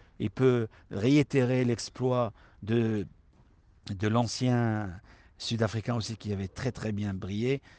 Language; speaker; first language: French; non-native, local second language; Arabic